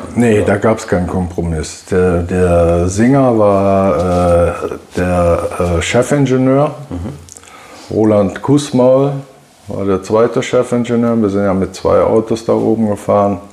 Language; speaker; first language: German; native; German